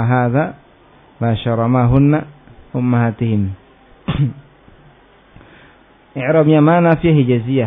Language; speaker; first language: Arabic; non-native, fluent; Indonesian